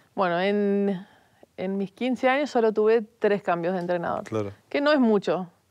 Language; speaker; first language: Spanish; native; Spanish